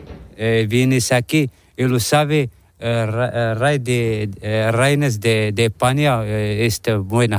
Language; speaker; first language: Spanish; non-native, learner; Arabic